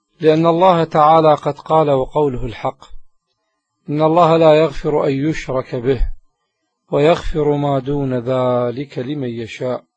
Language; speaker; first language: Arabic; native; Arabic